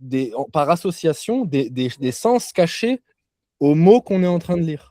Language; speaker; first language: French; native; French